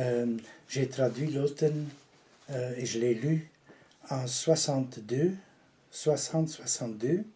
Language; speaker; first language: French; non-native, local second language; Dutch